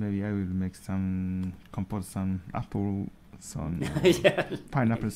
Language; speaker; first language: English; non-native, learner; Japanese